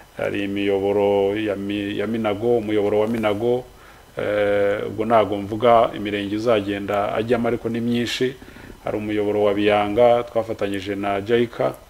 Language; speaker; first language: Kinyarwanda; native; Kinyarwanda